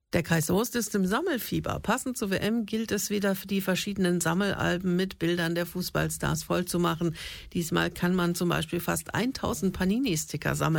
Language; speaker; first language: German; native; German